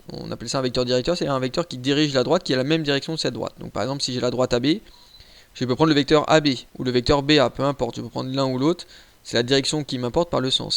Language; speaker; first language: French; native; French